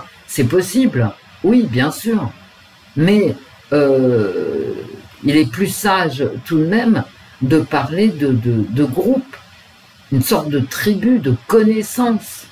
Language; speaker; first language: French; native; French